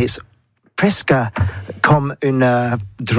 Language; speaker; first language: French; non-native, learner; English